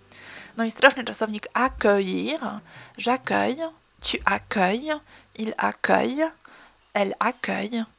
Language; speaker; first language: French; non-native, fluent; Polish